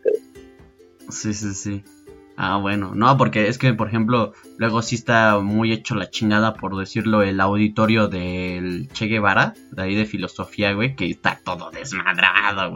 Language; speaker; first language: Spanish; native; Spanish